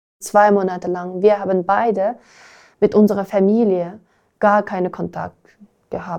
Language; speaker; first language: German; non-native, learner; Uyghur